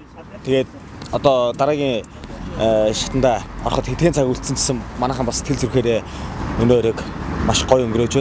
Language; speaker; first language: Mongolian; native; Mongolian